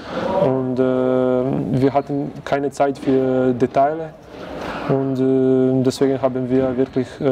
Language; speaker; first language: German; non-native, fluent; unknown